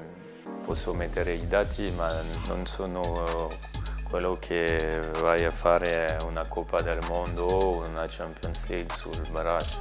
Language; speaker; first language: Italian; non-native, learner; French